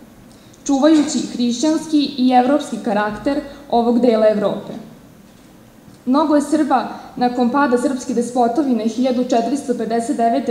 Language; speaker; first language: Serbian; native; Serbian